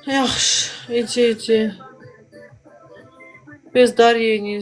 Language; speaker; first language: Russian; non-native, local second language; Azerbaijani